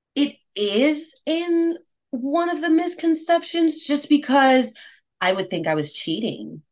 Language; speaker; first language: English; non-native, fluent; Spanish